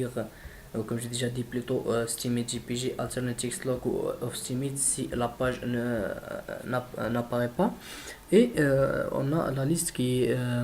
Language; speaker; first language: French; non-native, learner; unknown